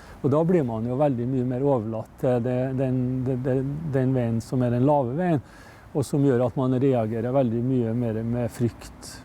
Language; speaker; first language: Norwegian; native; Norwegian